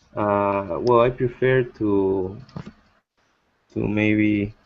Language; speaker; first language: English; non-native, learner; Spanish